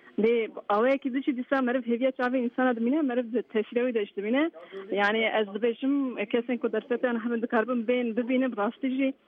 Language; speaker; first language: Kurdish; native; Kurdish